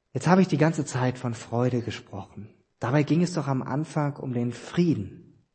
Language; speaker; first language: German; native; German